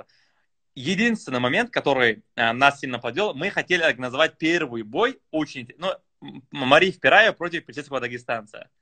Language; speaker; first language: Russian; native; Russian